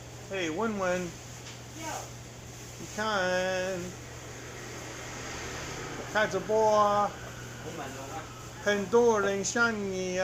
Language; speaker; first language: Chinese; non-native, learner; English